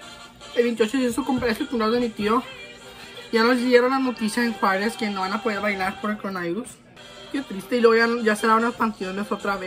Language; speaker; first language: Spanish; early bilingual, heritage; Spanish